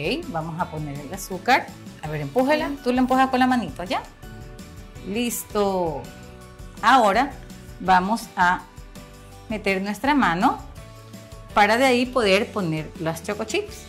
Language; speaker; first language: Spanish; native; Spanish